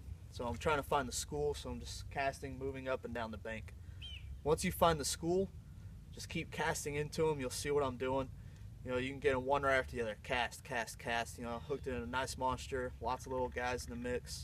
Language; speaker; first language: English; native; English